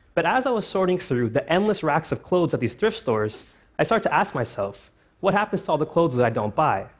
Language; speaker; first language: English; native; English